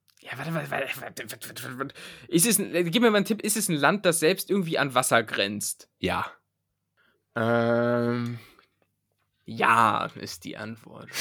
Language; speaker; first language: German; native; German